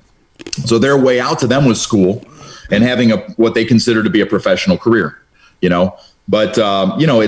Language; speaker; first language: English; early bilingual, other home language; Romanian